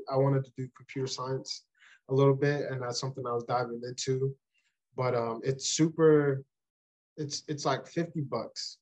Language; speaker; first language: English; early bilingual, other home language; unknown